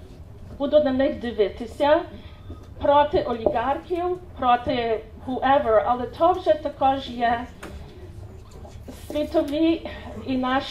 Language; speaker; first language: Ukrainian; early bilingual, heritage; Ukrainian